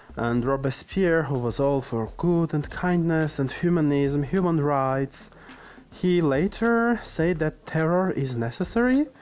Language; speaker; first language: English; non-native, fluent; Armenian